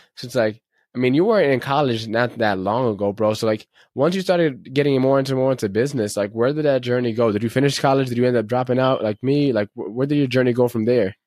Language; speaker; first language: English; native; English